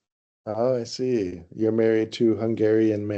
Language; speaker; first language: English; non-native, fluent; Thai